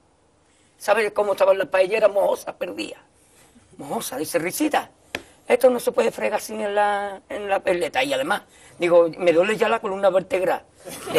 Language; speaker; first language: Spanish; native; Spanish